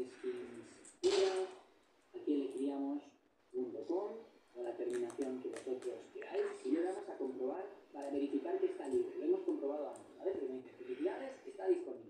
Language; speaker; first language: Spanish; native; Spanish